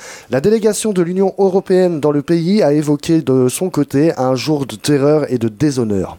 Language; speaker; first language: French; native; French